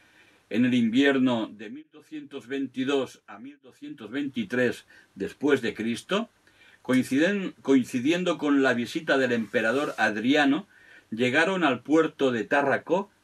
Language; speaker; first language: Spanish; non-native, local second language; Catalan